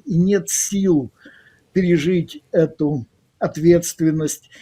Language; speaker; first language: Russian; native; Russian